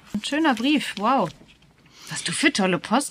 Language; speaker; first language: German; native; German